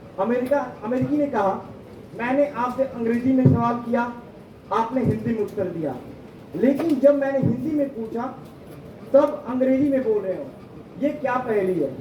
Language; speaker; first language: Hindi; native; Hindi